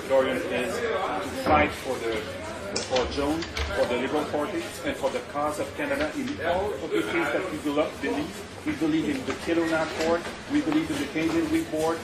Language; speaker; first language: English; non-native, fluent; French